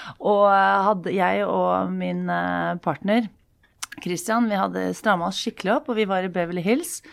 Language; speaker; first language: Norwegian; native; Norwegian